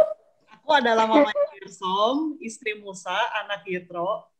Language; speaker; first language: Indonesian; native; Indonesian